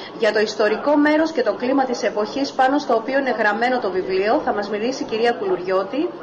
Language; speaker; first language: Greek; native; Greek